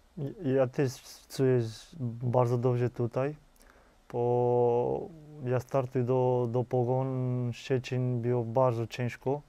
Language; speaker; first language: Polish; non-native, learner; Romanian